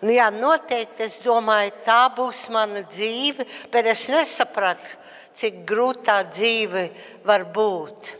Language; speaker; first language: Latvian; early bilingual, heritage; Latvian